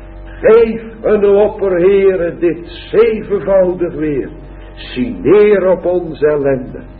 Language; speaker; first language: Dutch; native; Dutch